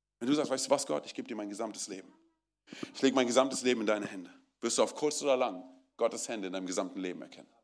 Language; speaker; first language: German; early bilingual, other home language; Romanian